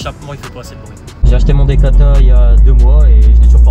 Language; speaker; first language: French; native; French